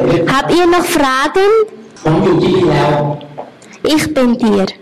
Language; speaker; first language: German; non-native, learner; Thai